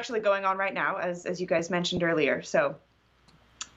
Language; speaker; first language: English; native; English